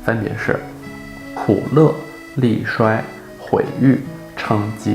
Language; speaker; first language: Chinese; native; Chinese